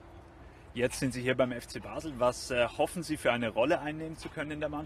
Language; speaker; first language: German; native; German